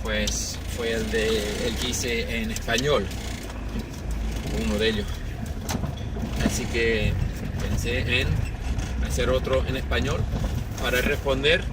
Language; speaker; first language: Spanish; non-native, fluent; English